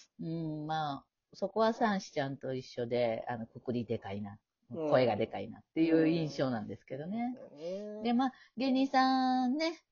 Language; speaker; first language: Japanese; native; Japanese